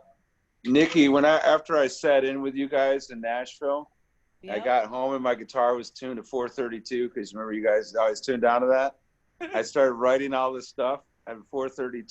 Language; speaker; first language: English; native; English